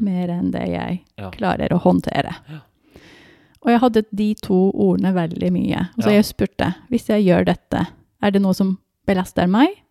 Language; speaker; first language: Norwegian; non-native, fluent; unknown